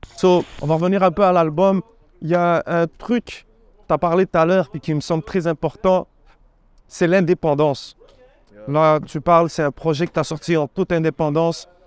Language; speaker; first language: French; native; French